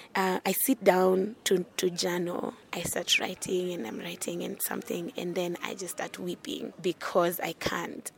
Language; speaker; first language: English; non-native, local second language; Luo (Kenya and Tanzania)